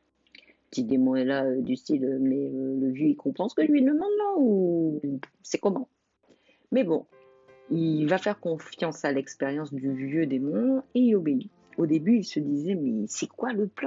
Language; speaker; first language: French; native; French